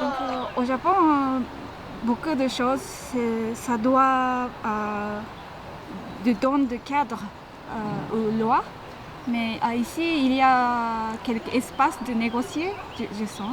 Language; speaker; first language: French; non-native, learner; Japanese